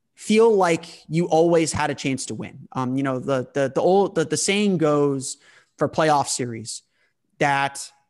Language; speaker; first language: English; native; English